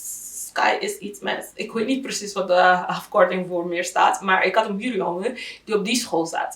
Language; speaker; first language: Dutch; non-native, local second language; Haitian Creole